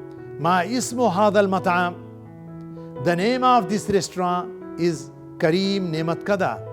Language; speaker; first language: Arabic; non-native, fluent; Hindi